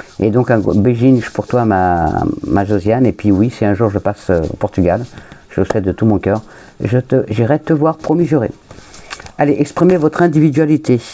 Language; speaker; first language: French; early bilingual, other home language; Portuguese